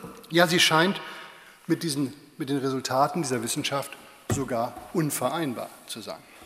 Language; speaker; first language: German; native; German